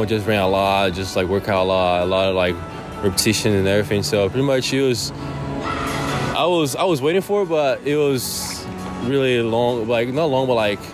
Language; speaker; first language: English; non-native, fluent; Portuguese